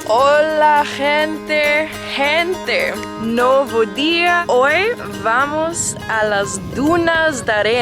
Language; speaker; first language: Spanish; non-native, learner; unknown